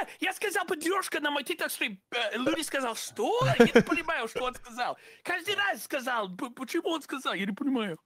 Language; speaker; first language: Russian; non-native, learner; English